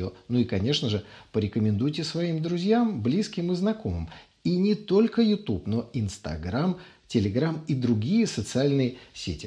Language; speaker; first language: Russian; native; Russian